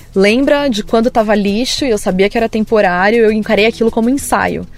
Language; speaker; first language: Portuguese; native; Portuguese